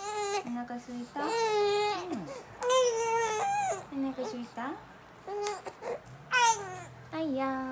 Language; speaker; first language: Japanese; native; Japanese